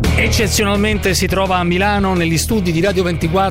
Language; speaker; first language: Italian; native; Italian